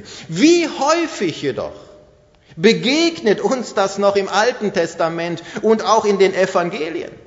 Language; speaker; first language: German; native; German